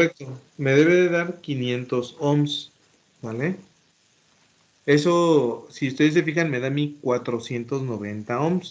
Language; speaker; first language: Spanish; native; Spanish